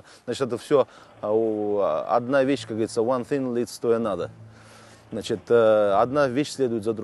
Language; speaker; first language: Russian; native; Russian